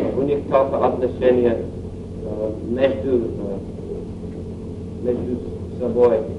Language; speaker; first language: Russian; non-native, learner; English